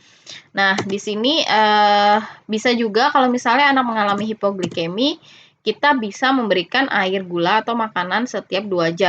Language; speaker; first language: Indonesian; native; Indonesian